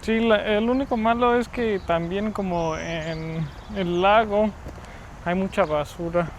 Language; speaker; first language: Spanish; non-native, fluent; English